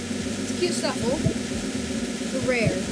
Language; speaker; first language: English; native; English